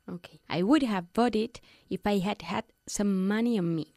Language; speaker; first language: English; non-native, fluent; Spanish